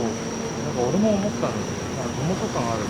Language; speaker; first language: Japanese; native; Japanese